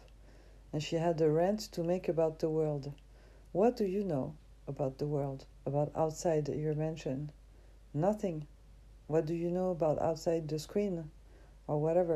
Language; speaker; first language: English; non-native, fluent; French